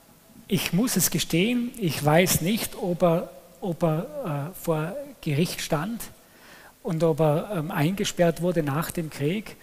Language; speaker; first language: German; native; German